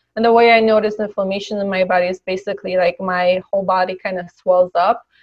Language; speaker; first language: English; early bilingual, other home language; Polish